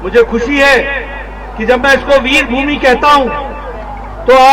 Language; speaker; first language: Hindi; native; Hindi